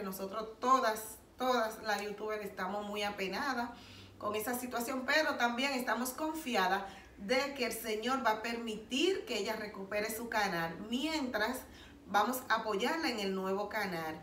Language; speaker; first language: Spanish; native; Spanish